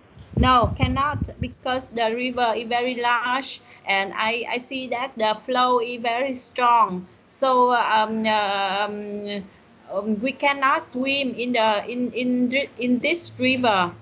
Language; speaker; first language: English; non-native, learner; Vietnamese